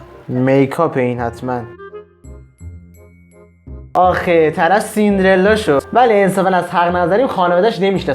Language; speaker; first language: Persian; native; Persian